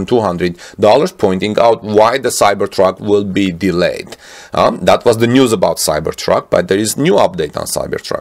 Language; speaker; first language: English; non-native, fluent; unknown